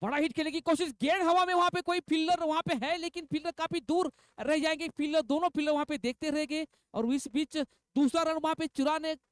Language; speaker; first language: Hindi; non-native, local second language; Marathi